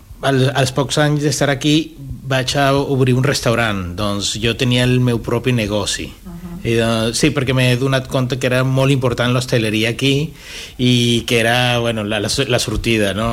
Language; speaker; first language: Catalan; non-native, learner; Spanish